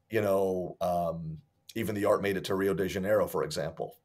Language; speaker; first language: English; native; English